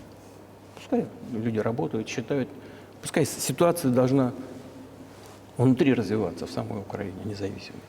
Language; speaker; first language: Russian; native; Russian